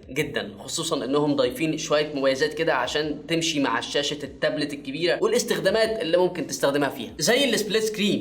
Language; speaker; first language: Arabic; native; Arabic